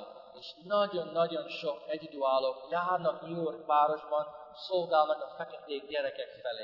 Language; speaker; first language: Hungarian; non-native, fluent; English